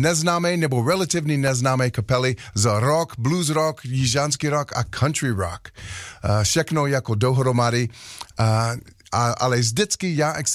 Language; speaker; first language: Czech; non-native, learner; English